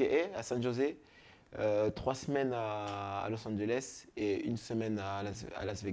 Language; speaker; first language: French; native; French